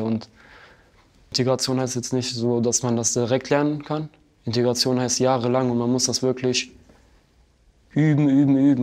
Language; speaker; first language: German; early bilingual, other home language; Albanian